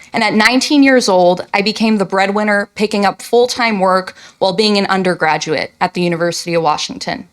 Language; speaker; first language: English; native; English